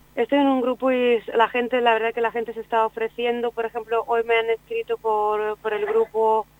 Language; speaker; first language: Spanish; non-native, fluent; Ukrainian